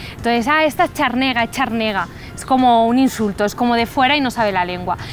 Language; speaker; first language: Spanish; native; Spanish